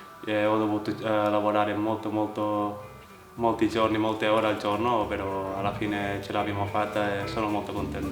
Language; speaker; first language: Italian; non-native, fluent; Spanish